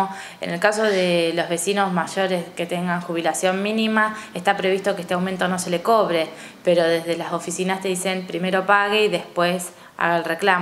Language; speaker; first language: Spanish; native; Spanish